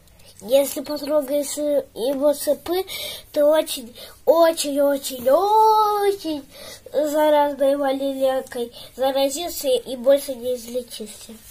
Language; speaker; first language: Russian; early bilingual, heritage; Russian